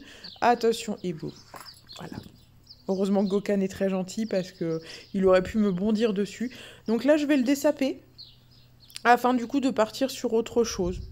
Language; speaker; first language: French; native; French